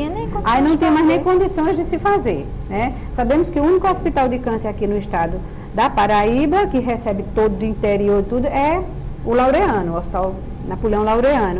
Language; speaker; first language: Portuguese; native; Portuguese